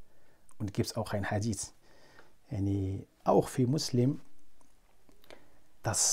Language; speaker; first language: German; non-native, fluent; Arabic